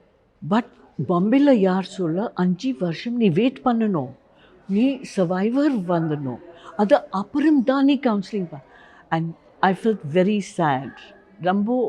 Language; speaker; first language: Tamil; non-native, learner; Hindi